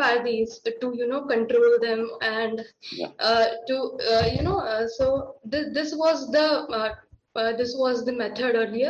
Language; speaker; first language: English; non-native, local second language; Marathi